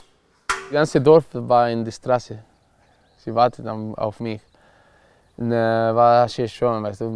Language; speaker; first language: German; non-native, learner; Spanish